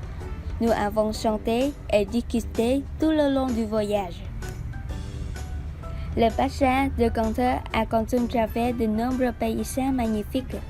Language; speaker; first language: French; non-native, learner; Vietnamese